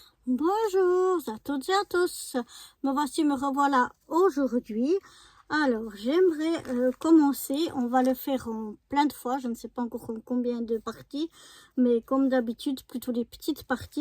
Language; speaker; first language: French; native; French